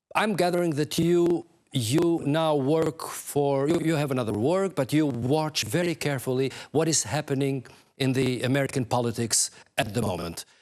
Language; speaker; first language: English; non-native, fluent; Albanian